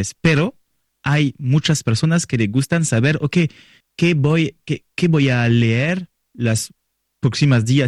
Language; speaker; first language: Spanish; non-native, learner; French